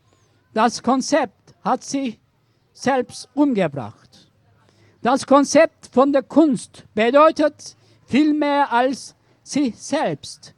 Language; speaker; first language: German; non-native, learner; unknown